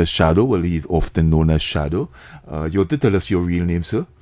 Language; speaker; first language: English; native; English